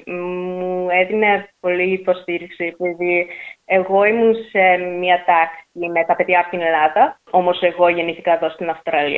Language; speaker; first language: Greek; early bilingual, heritage; English